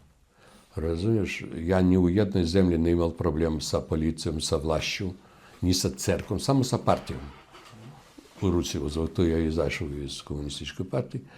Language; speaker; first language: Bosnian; non-native, fluent; Russian